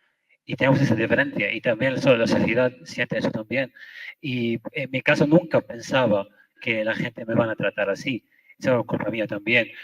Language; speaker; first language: Spanish; non-native, fluent; Arabic